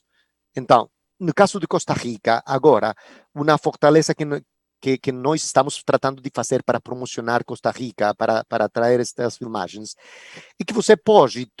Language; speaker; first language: Portuguese; non-native, fluent; Spanish